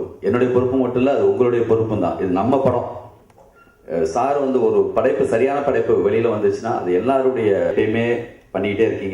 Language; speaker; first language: Tamil; native; Tamil